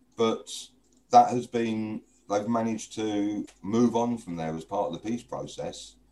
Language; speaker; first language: English; native; English